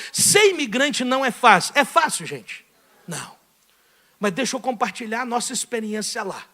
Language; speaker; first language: Portuguese; native; Portuguese